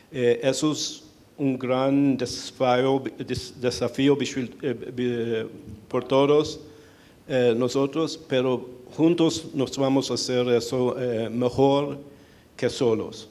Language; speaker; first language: Spanish; early bilingual, heritage; Spanish